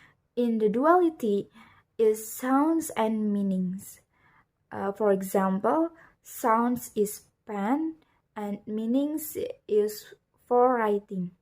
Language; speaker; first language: English; non-native, learner; Indonesian